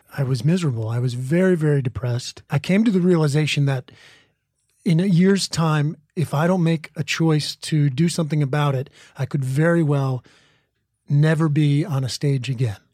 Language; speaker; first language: English; native; English